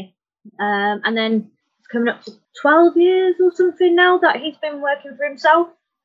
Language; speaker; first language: English; native; English